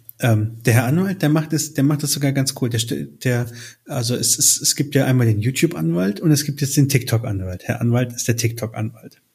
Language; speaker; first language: German; early bilingual, other home language; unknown